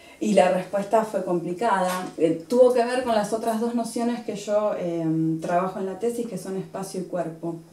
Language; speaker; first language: Spanish; native; Spanish